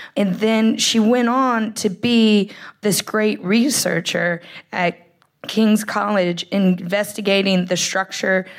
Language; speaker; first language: English; native; English